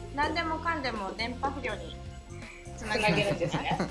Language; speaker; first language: Japanese; native; Japanese